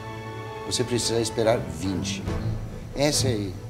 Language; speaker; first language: Portuguese; non-native, fluent; French